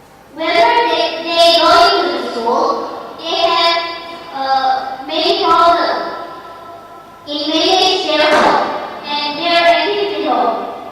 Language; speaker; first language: English; non-native, learner; Indonesian